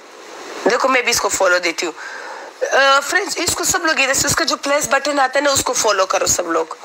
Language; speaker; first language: Hindi; non-native, local second language; Pashto